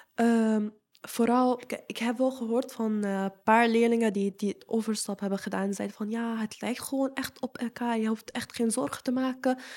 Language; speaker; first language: Dutch; non-native, fluent; Arabic